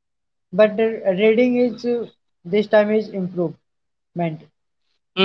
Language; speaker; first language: English; non-native, learner; Hindi